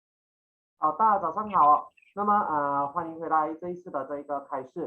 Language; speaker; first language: Chinese; native; Chinese